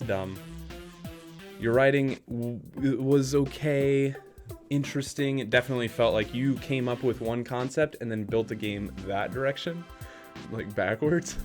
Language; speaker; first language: English; native; English